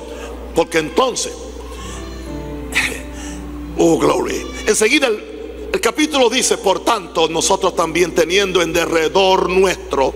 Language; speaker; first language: Spanish; native; Spanish